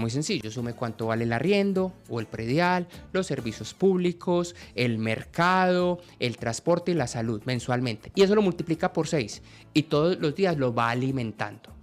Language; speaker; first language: Spanish; native; Spanish